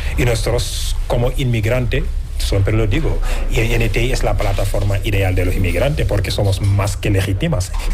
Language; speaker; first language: Spanish; non-native, fluent; Wolof